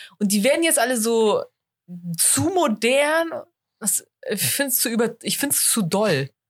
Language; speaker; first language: German; native; German